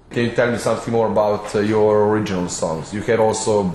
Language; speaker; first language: English; non-native, fluent; Serbian